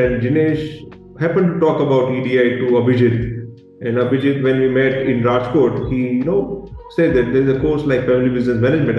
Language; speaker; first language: English; non-native, local second language; Gujarati